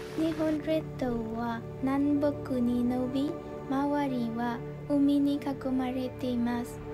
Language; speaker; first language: Japanese; non-native, learner; Nepali